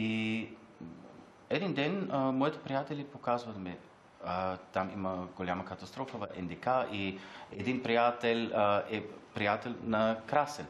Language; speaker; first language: Bulgarian; non-native, learner; German